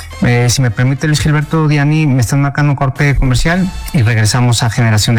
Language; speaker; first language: Spanish; native; Spanish